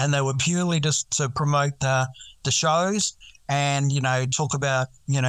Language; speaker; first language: English; native; English